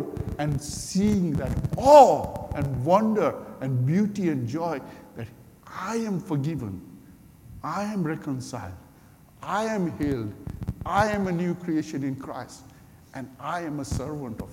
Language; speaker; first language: English; non-native, local second language; Gujarati